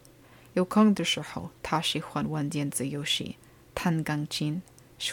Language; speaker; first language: Chinese; non-native, learner; English